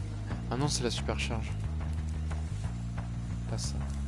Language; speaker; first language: French; native; French